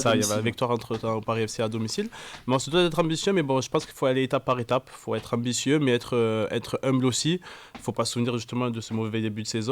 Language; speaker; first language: French; native; French